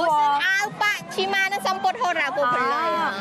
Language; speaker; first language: Korean; non-native, fluent; Khmer